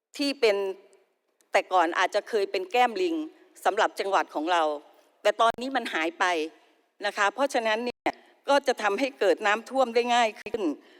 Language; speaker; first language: Thai; native; Thai